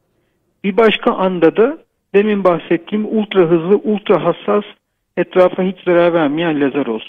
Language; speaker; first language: Turkish; native; Turkish